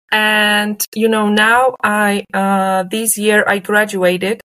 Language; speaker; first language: English; non-native, fluent; Polish